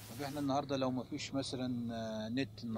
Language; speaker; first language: Arabic; native; Arabic